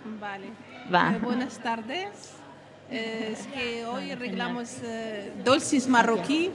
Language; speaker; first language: Spanish; non-native, learner; Arabic